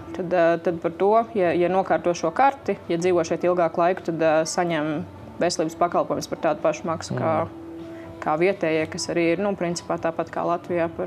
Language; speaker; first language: Latvian; native; Latvian